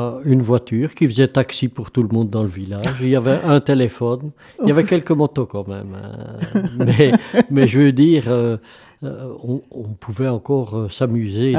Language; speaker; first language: French; native; French